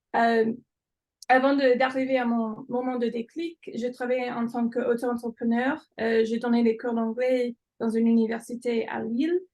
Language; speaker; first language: French; non-native, fluent; English